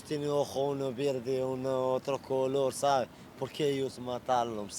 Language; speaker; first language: Spanish; non-native, learner; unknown